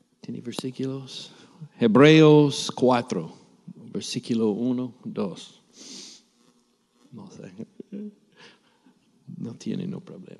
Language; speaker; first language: Spanish; non-native, learner; English